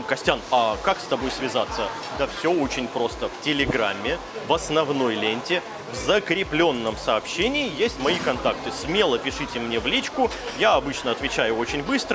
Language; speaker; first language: Russian; native; Russian